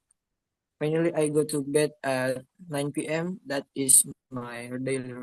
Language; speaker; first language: English; non-native, learner; Indonesian